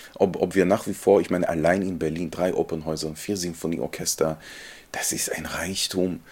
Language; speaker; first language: German; non-native, fluent; Hebrew